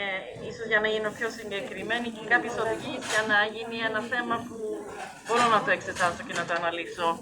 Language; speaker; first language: Greek; non-native, learner; Swedish